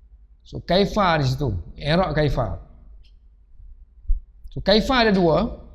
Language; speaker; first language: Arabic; non-native, fluent; Malay